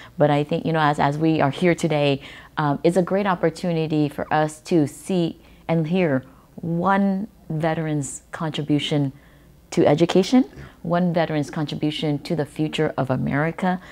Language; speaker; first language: English; early bilingual, other home language; Vietnamese